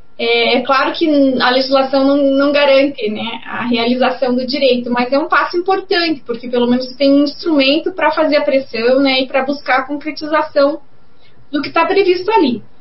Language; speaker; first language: Portuguese; native; Portuguese